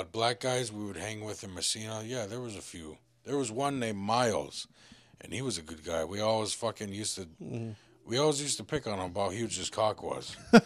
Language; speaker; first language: English; native; English